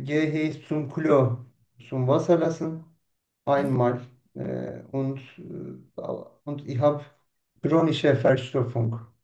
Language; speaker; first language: German; non-native, learner; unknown